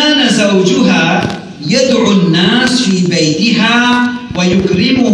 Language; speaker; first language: Arabic; non-native, fluent; Morisyen